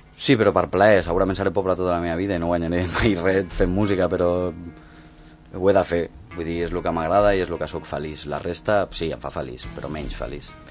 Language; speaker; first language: Catalan; non-native, local second language; Spanish